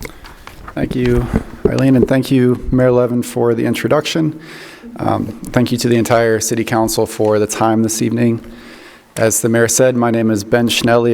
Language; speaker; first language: English; native; English